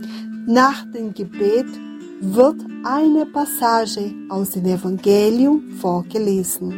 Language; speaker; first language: German; non-native, fluent; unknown